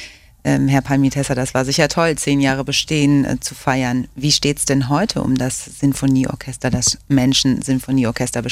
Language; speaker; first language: German; native; German